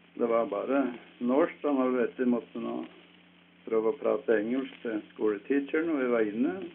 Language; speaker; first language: Norwegian; early bilingual, heritage; Norwegian